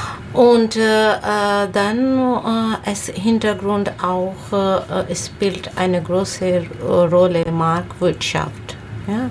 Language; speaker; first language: German; non-native, learner; Bangla